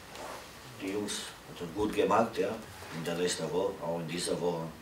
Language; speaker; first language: German; non-native, learner; Romanian